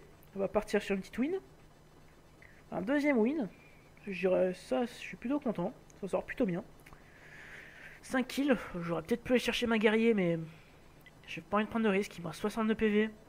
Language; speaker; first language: French; native; French